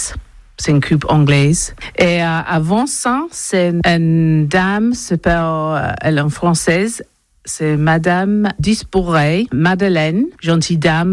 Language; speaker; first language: French; non-native, learner; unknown